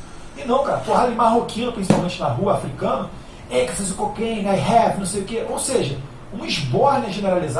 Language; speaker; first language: Portuguese; native; Portuguese